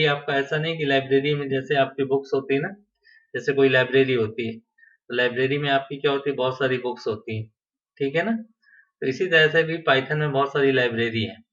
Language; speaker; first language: Hindi; native; Hindi